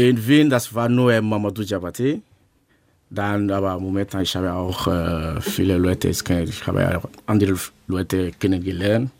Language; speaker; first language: German; non-native, learner; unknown